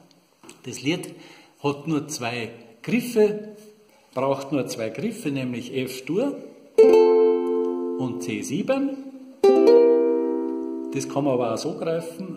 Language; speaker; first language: German; native; German